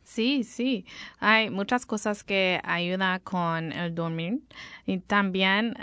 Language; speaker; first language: Spanish; non-native, learner; English